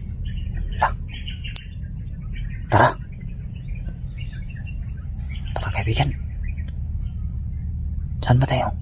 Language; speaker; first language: Filipino; non-native, local second language; Cebuano